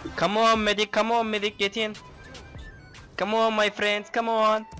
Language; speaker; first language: English; non-native, learner; Turkish